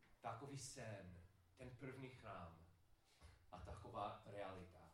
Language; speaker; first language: Czech; non-native, learner; English